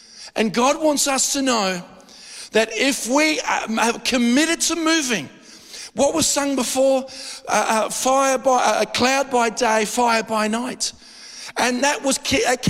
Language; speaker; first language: English; native; English